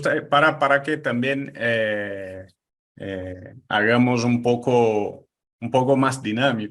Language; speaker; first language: Spanish; non-native, fluent; Portuguese